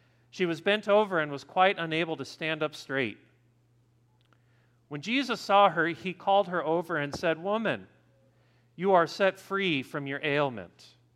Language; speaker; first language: English; native; English